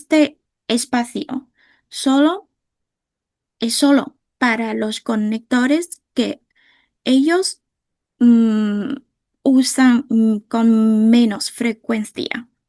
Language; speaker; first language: Spanish; non-native, fluent; Vietnamese